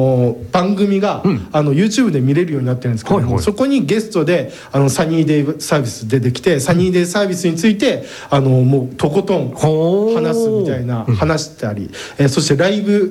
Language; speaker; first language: Japanese; native; Japanese